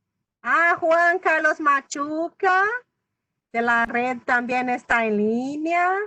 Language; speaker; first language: Spanish; non-native, fluent; Portuguese